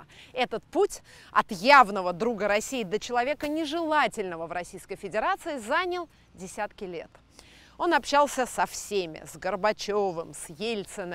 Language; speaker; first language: Russian; native; Russian